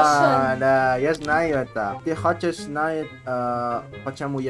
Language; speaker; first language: Russian; non-native, learner; Indonesian